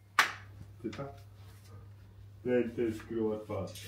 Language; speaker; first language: Swedish; non-native, learner; Mongolian